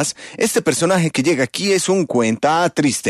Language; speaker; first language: Spanish; native; Spanish